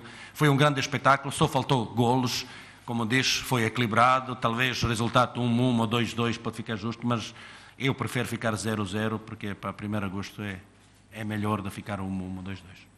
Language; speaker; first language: Portuguese; non-native, fluent; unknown